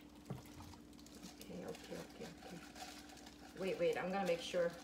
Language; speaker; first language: English; non-native, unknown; Korean